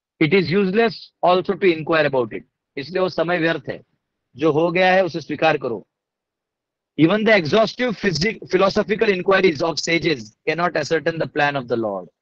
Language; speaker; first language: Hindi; non-native, local second language; Marathi